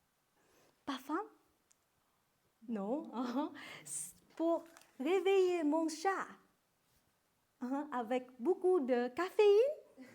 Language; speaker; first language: French; non-native, learner; Vietnamese